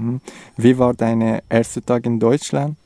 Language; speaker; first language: German; non-native, learner; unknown